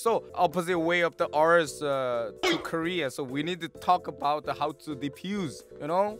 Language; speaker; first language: English; non-native, learner; Korean